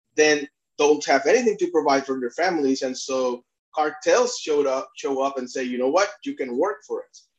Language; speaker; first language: English; non-native, fluent; Spanish